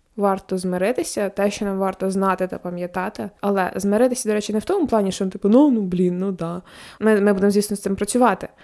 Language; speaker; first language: Ukrainian; native; Ukrainian